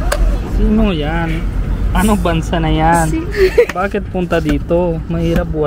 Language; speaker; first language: Filipino; non-native, learner; Punjabi